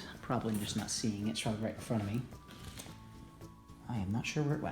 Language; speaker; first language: English; native; English